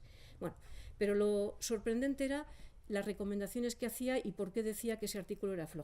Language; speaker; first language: Spanish; native; Spanish